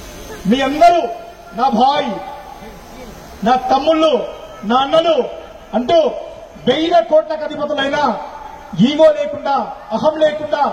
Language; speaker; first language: Telugu; native; Telugu